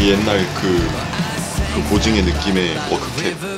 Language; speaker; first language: Korean; native; Korean